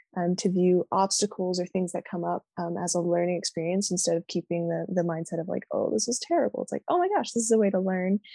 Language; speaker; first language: English; native; English